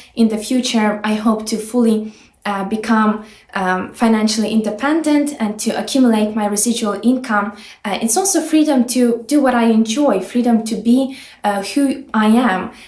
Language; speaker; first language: English; non-native, fluent; Ukrainian